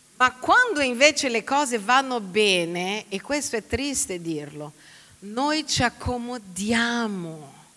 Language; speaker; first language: Italian; non-native, fluent; Portuguese